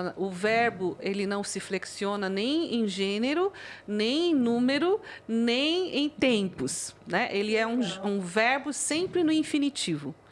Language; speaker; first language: Portuguese; early bilingual, other home language; Chinese